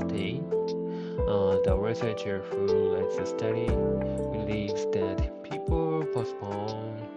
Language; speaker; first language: English; non-native, learner; Japanese